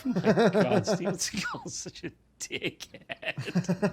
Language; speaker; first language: English; native; English